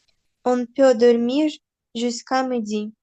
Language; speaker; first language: French; non-native, learner; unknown